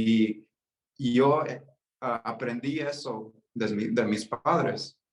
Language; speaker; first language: Spanish; early bilingual, heritage; Spanish